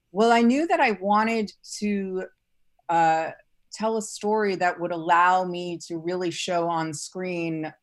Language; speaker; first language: English; native; English